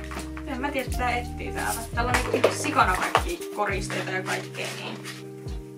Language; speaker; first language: Finnish; native; Finnish